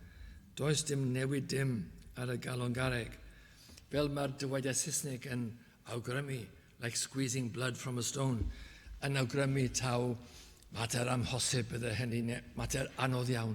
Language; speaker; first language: Welsh; native; Welsh